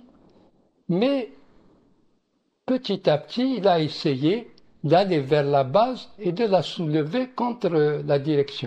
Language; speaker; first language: French; non-native, local second language; Arabic